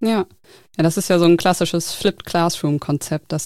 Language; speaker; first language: German; native; German